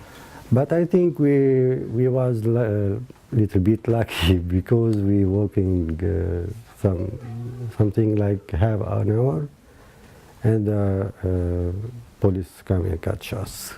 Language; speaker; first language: English; non-native, learner; Arabic